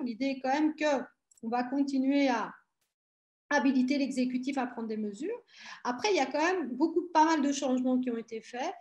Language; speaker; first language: French; native; French